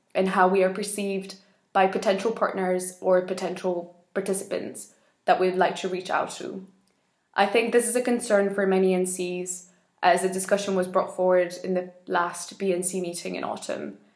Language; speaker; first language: English; non-native, fluent; Spanish